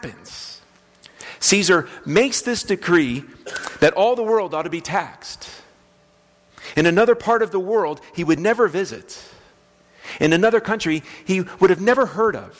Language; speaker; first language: English; native; English